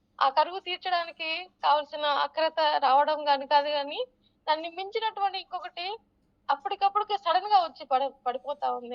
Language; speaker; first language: Telugu; non-native, local second language; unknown